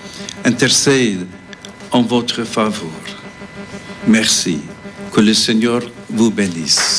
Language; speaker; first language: French; non-native, fluent; English